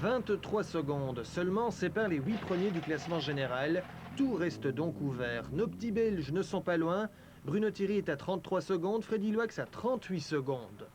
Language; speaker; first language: French; native; French